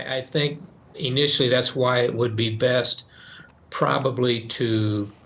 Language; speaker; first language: English; native; English